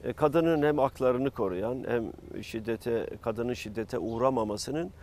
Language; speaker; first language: Turkish; native; Turkish